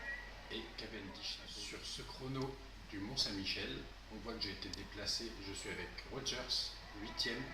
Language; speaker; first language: French; native; French